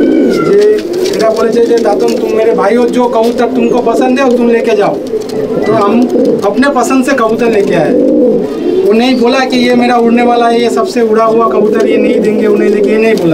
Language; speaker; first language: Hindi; non-native, local second language; Bangla